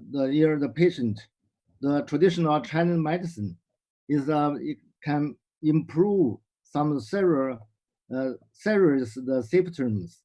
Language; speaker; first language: English; non-native, learner; Chinese